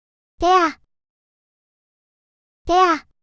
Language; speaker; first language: Japanese; native; Japanese